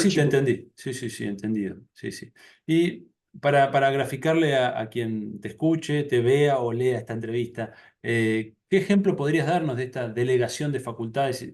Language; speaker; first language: Spanish; native; Spanish